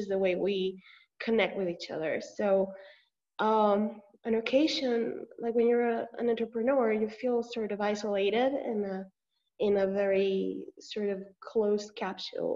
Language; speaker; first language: English; non-native, fluent; Spanish